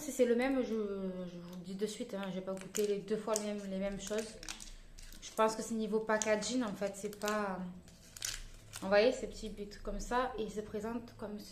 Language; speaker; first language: French; native; French